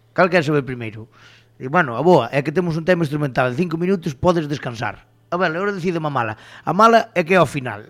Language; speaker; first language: Galician; native; Galician